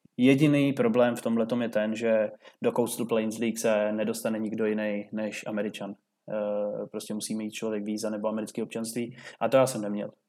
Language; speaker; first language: Czech; native; Czech